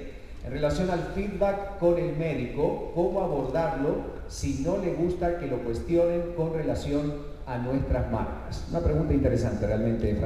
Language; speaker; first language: Spanish; native; Spanish